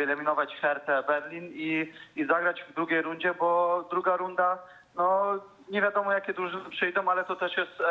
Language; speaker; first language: Polish; early bilingual, heritage; Polish